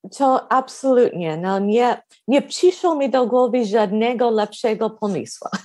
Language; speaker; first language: Polish; non-native, fluent; English